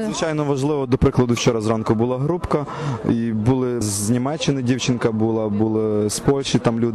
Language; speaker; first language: Ukrainian; native; Ukrainian